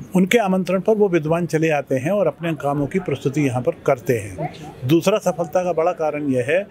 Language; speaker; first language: Hindi; native; Hindi